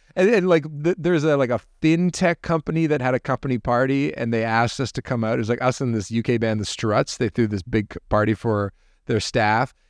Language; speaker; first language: English; native; English